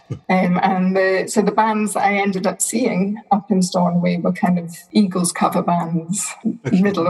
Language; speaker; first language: English; native; English